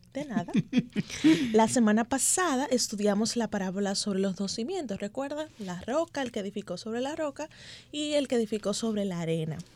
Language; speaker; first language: Spanish; native; Spanish